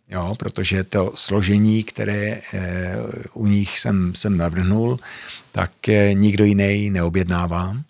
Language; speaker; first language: Czech; early bilingual, heritage; Czech